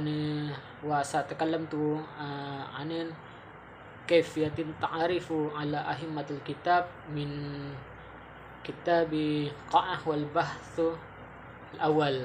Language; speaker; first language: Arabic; non-native, learner; Malay